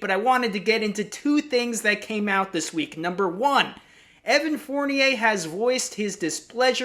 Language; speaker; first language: English; native; English